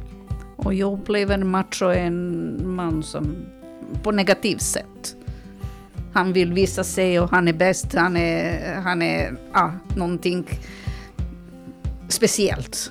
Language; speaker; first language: Swedish; non-native, learner; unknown